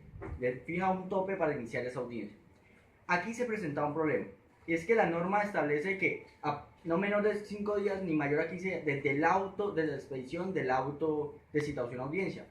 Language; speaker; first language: Spanish; native; Spanish